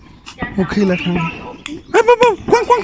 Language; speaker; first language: Chinese; non-native, learner; Punjabi